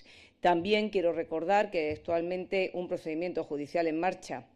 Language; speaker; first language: Spanish; native; Spanish